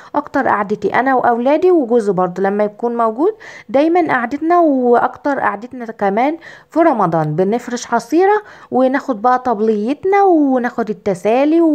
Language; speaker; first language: Arabic; native; Arabic